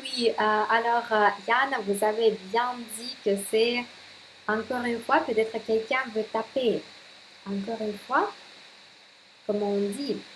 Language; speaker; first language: French; non-native, fluent; Russian